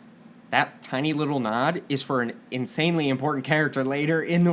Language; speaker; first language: English; native; English